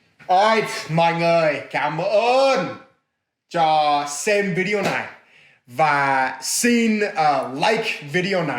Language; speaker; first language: Vietnamese; non-native, learner; English